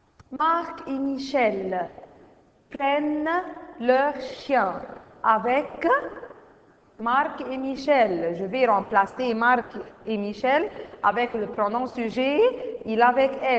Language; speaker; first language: French; non-native, fluent; Arabic